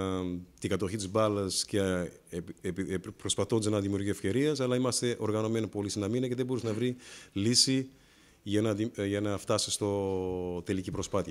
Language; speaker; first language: Greek; non-native, fluent; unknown